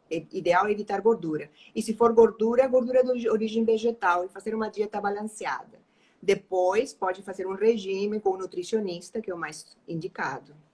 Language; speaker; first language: Portuguese; non-native, fluent; Spanish